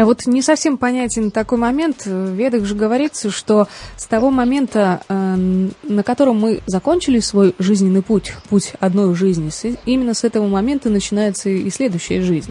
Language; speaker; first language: Russian; native; Russian